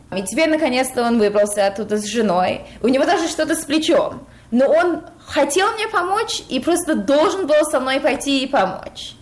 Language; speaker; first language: Russian; early bilingual, heritage; Russian